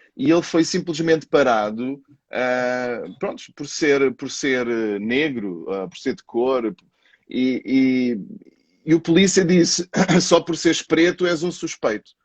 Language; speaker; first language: Portuguese; native; Portuguese